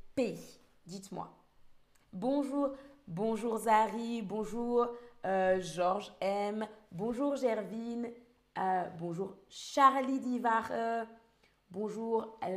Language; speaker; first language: French; native; French